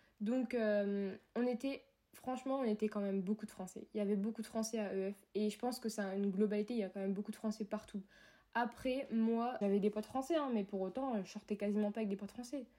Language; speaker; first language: French; native; French